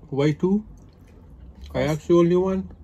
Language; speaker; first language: English; non-native, local second language; Hindi